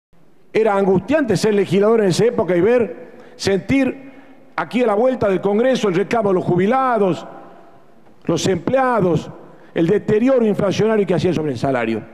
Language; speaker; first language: Spanish; native; Spanish